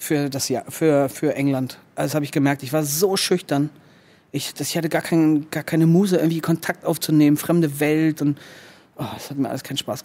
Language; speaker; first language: German; native; German